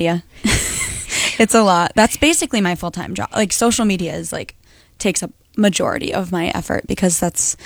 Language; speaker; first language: English; native; English